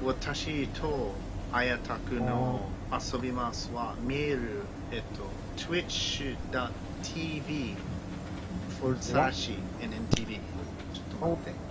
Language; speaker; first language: Japanese; non-native, learner; English